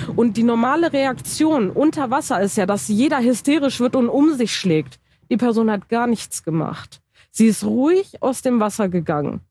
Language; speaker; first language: German; early bilingual, other home language; Turkish